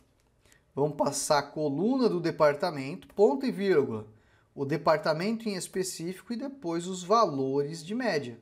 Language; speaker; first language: Portuguese; native; Portuguese